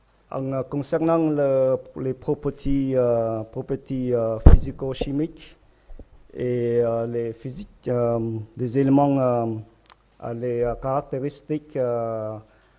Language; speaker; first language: French; non-native, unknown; Vietnamese